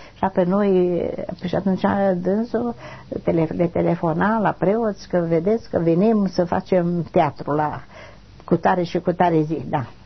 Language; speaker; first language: Romanian; non-native, local second language; German